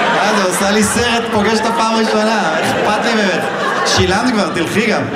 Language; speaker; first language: Hebrew; native; Hebrew